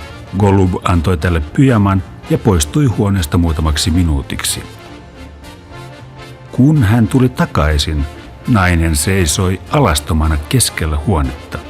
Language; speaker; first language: Finnish; native; Finnish